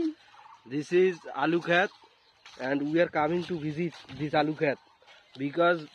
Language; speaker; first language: English; non-native, learner; Bangla